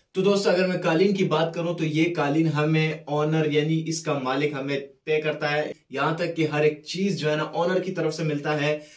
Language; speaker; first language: Urdu; non-native, fluent; Persian